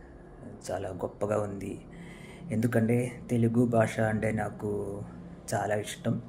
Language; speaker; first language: Telugu; non-native, learner; Malayalam